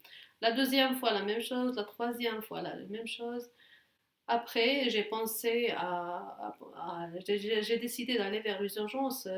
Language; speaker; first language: French; non-native, fluent; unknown